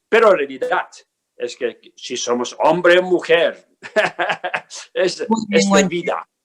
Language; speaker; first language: Spanish; non-native, learner; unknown